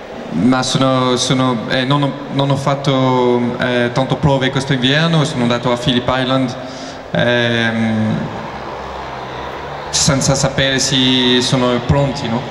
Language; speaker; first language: Italian; non-native, learner; French